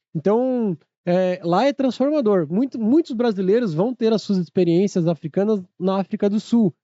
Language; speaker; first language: Portuguese; native; Portuguese